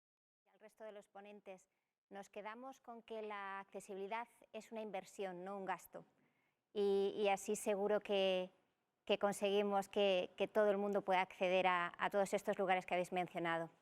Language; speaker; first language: Spanish; native; Spanish